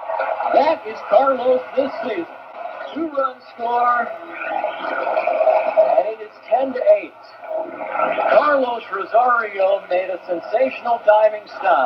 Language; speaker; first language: English; native; English